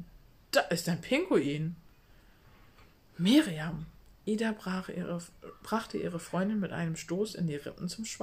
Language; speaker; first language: German; native; German